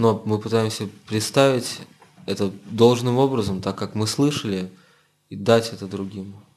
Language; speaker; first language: Russian; native; Russian